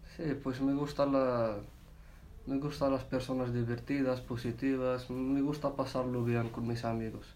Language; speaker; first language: Spanish; non-native, learner; Arabic